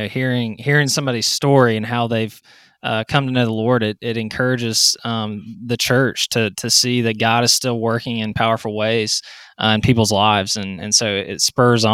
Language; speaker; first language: English; native; English